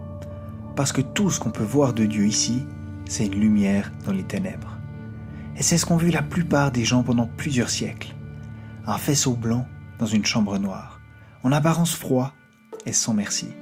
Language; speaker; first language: French; native; French